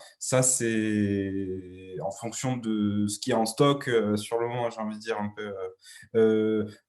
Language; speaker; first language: French; native; French